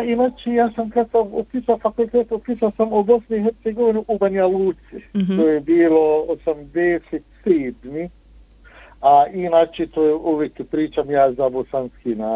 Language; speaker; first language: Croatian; non-native, fluent; Arabic